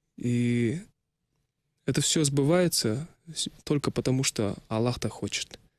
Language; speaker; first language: Russian; non-native, local second language; Kazakh